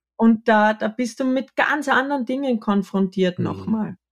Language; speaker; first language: German; native; German